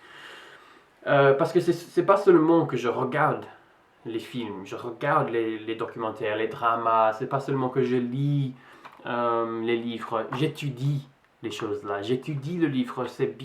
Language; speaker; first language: French; non-native, fluent; English